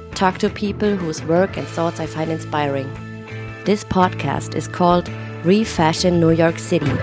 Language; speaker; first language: English; non-native, fluent; German